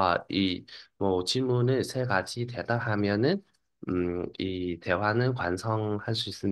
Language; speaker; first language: Korean; non-native, fluent; Vietnamese